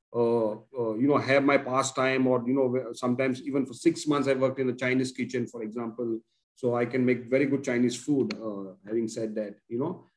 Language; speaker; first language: English; non-native, local second language; Konkani